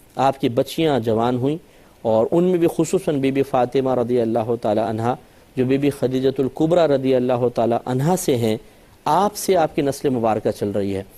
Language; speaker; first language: Urdu; native; Urdu